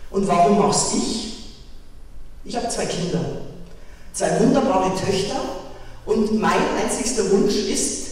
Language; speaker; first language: German; native; German